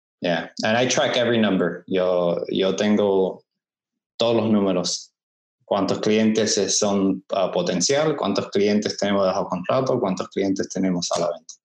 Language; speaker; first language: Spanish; early bilingual, heritage; Spanish